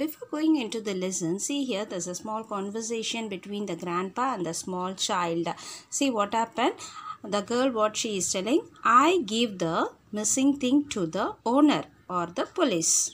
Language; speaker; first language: English; non-native, local second language; Tamil